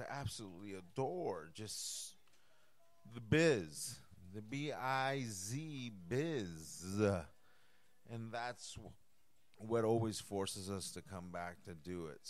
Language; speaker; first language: English; early bilingual, other home language; Spanish